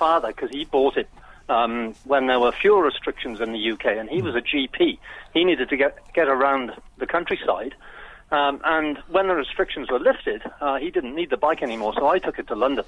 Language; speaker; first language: English; native; English